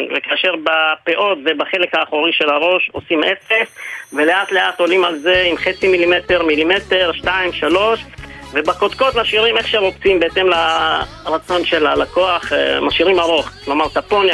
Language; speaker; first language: Hebrew; early bilingual, other home language; Arabic